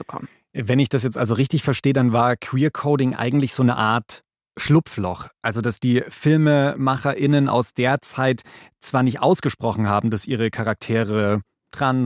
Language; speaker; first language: German; native; German